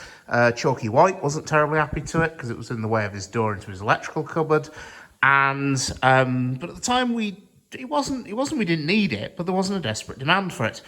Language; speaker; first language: English; native; English